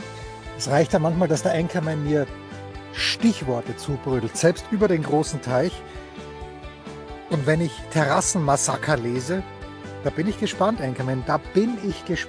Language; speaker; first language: German; native; German